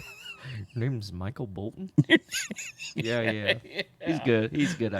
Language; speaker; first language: English; native; English